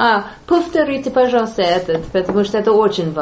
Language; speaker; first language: Russian; non-native, learner; English